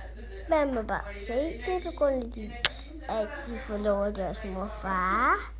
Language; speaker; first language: Danish; early bilingual, other home language; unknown